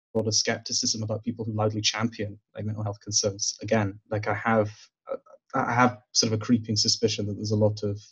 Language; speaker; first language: English; native; English